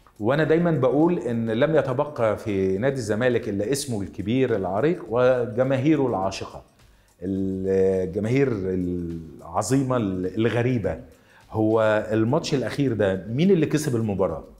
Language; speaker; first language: Arabic; native; Arabic